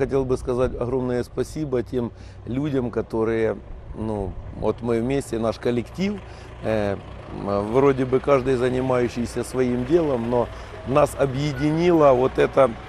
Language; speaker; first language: Russian; native; Russian